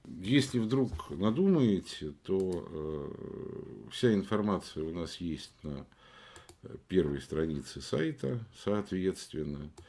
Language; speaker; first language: Russian; native; Russian